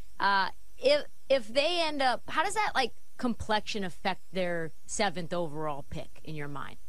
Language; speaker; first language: English; native; English